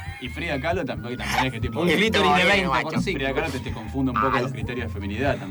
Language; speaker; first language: Spanish; native; Spanish